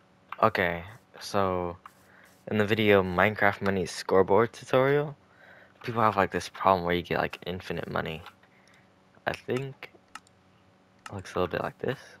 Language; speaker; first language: English; native; English